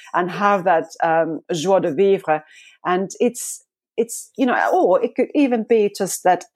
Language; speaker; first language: English; non-native, fluent; Finnish